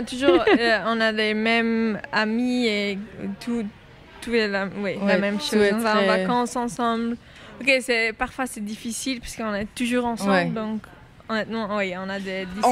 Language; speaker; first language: French; non-native, local second language; Dutch